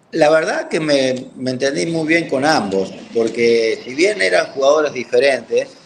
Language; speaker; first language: Spanish; native; Spanish